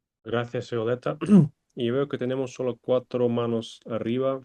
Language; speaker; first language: Spanish; non-native, fluent; Ukrainian